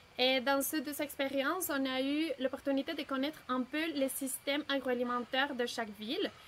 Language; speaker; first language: French; non-native, fluent; Spanish